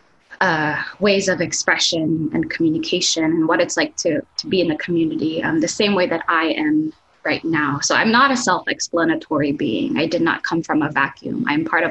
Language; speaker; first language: English; non-native, local second language; Filipino